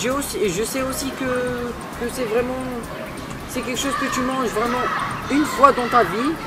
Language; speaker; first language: French; non-native, learner; English